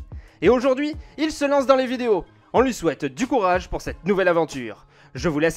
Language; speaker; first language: French; native; French